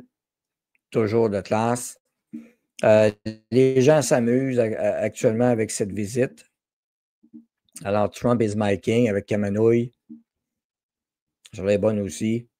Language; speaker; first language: French; native; French